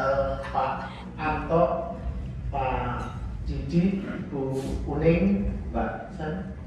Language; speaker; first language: Indonesian; native; Indonesian